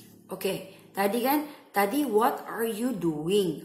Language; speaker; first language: English; non-native, fluent; Indonesian